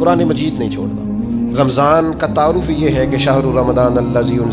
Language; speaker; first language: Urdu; non-native, local second language; Punjabi